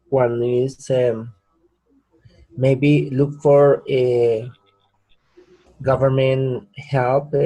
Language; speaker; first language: English; non-native, learner; Spanish